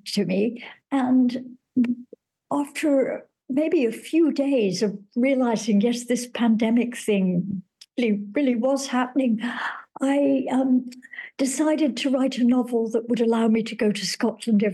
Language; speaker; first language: English; native; English